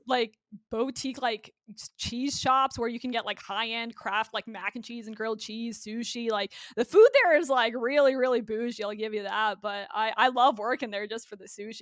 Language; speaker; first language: English; native; English